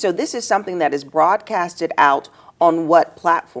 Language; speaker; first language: English; native; English